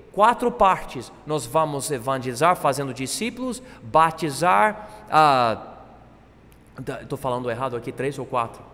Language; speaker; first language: Portuguese; non-native, fluent; English